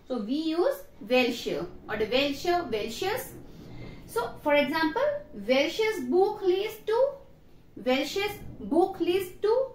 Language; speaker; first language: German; non-native, learner; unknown